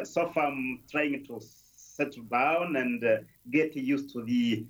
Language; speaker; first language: English; non-native, local second language; Kinyarwanda